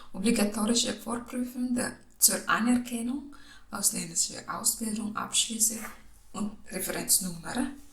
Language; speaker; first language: German; non-native, local second language; Filipino